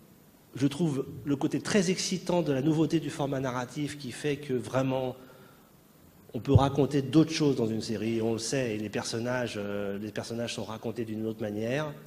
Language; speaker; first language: French; native; French